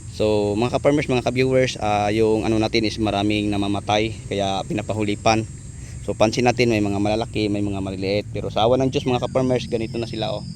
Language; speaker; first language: Filipino; non-native, local second language; Cebuano